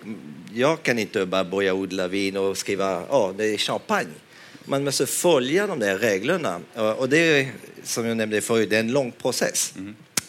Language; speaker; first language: Swedish; non-native, fluent; French